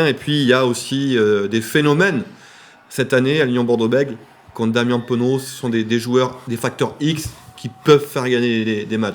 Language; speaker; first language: French; native; French